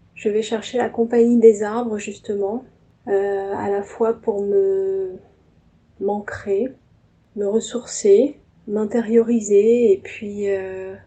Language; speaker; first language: French; native; French